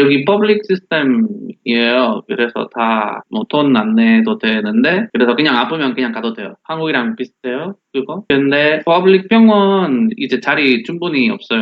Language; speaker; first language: Korean; non-native, learner; Spanish